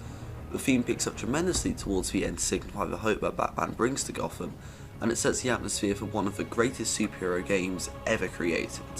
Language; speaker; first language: English; native; English